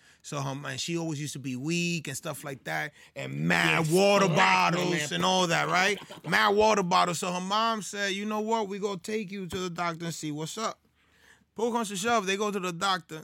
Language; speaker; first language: English; early bilingual, other home language; Spanish